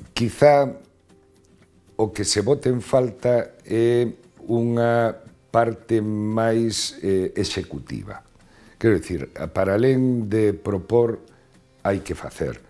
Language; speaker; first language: Galician; non-native, local second language; Spanish